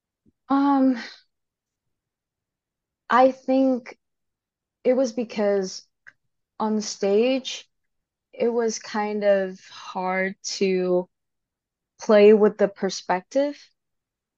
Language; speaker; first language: English; non-native, local second language; Cantonese